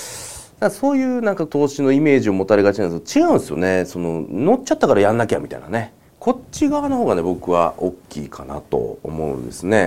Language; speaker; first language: Japanese; native; Japanese